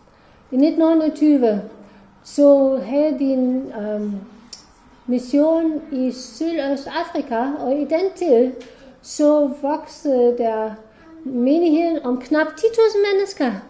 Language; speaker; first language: Danish; non-native, fluent; German